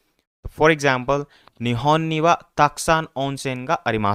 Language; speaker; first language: Japanese; non-native, fluent; Hindi